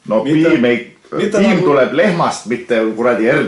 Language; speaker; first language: Estonian; native; Estonian